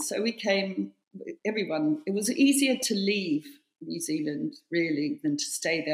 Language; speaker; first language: English; native; English